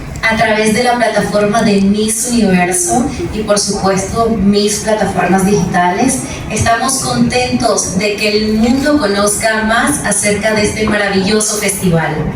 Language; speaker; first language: Spanish; native; Spanish